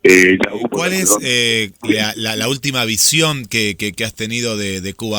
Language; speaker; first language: Spanish; native; Spanish